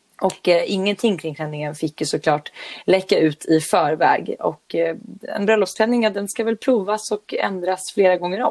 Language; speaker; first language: Swedish; native; Swedish